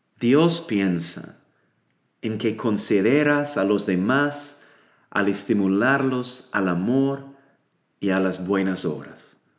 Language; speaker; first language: Spanish; non-native, fluent; English